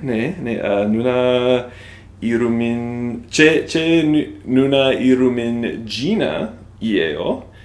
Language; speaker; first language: Korean; non-native, learner; English